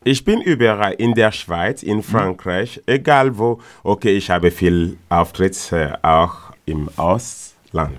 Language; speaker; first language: German; non-native, learner; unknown